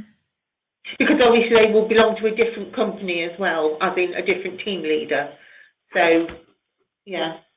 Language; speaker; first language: English; native; English